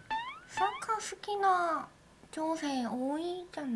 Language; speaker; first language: Japanese; non-native, learner; Korean